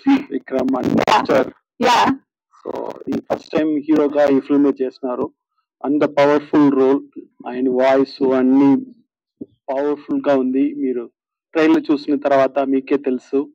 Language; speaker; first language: Telugu; non-native, local second language; Tamil